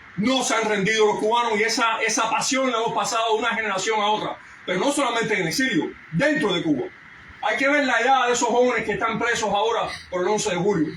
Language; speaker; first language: Spanish; early bilingual, heritage; Spanish